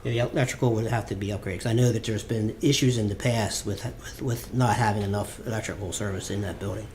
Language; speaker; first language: English; native; English